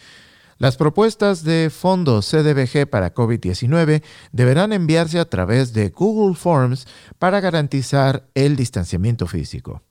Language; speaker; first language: Spanish; native; Spanish